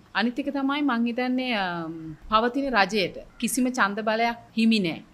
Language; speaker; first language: Sinhala; native; Sinhala